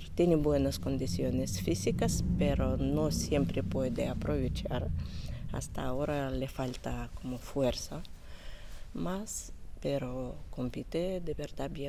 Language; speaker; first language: Spanish; non-native, learner; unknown